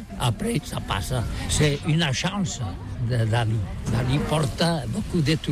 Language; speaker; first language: French; non-native, learner; Catalan